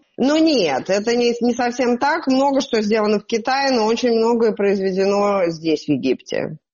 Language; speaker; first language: Russian; native; Russian